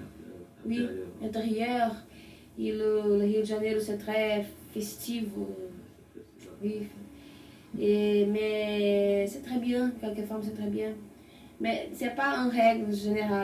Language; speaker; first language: French; non-native, learner; Portuguese